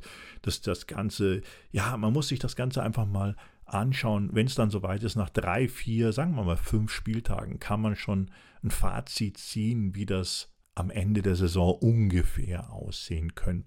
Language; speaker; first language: German; native; German